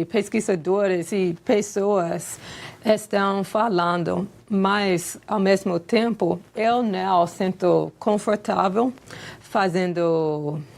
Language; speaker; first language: Portuguese; non-native, fluent; English